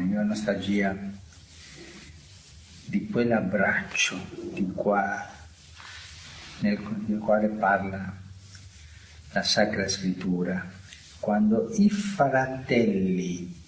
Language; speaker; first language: Italian; non-native, fluent; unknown